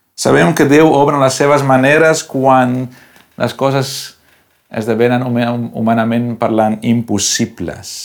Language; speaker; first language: Catalan; non-native, local second language; Spanish